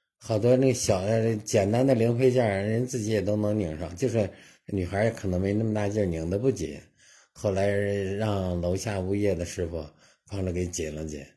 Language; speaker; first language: Chinese; native; Chinese